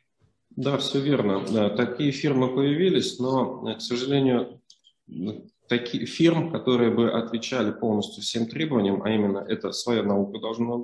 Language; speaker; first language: Russian; native; Russian